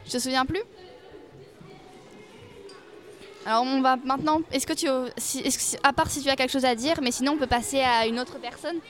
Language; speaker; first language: French; native; French